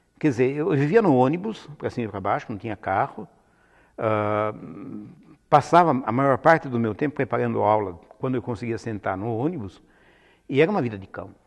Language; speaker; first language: Portuguese; non-native, fluent; Italian